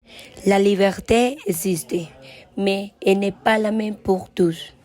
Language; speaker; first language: French; non-native, learner; Spanish